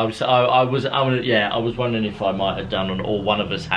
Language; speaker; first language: English; native; English